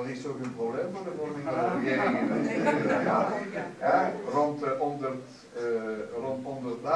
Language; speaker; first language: Dutch; non-native, local second language; French